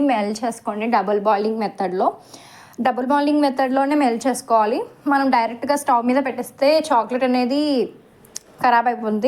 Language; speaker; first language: Telugu; native; Telugu